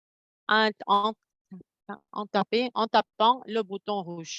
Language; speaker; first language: French; non-native, fluent; Spanish